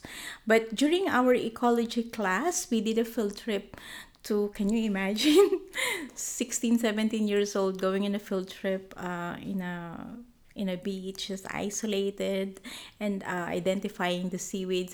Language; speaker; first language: English; non-native, local second language; Filipino